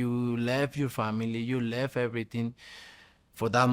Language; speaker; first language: English; non-native, fluent; Spanish